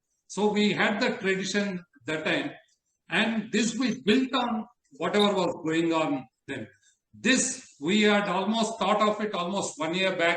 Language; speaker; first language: English; non-native, local second language; Telugu